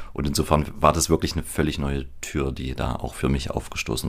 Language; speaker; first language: German; native; German